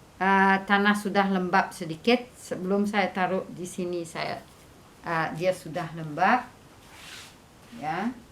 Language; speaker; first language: Indonesian; non-native, fluent; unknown